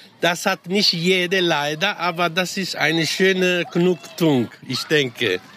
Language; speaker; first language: German; non-native, learner; Italian